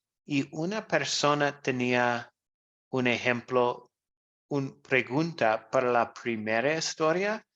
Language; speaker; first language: Spanish; non-native, fluent; English